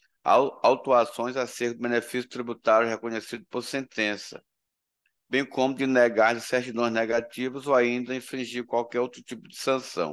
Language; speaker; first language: Portuguese; native; Portuguese